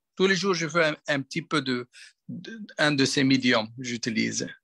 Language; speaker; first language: French; non-native, local second language; Arabic